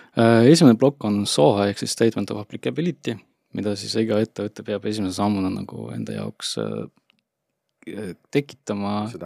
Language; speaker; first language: Estonian; non-native, local second language; Russian